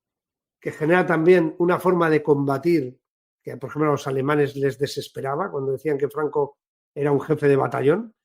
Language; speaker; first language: Spanish; native; Spanish